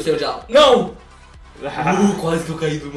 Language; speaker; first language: Portuguese; native; Portuguese